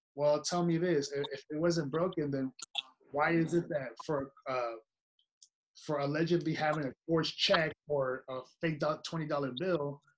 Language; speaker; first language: English; early bilingual, other home language; Spanish